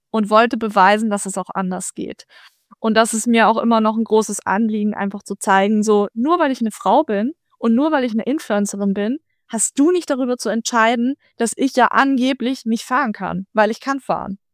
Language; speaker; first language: German; native; German